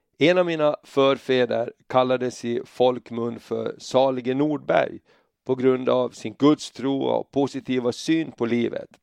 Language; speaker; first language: Swedish; native; Swedish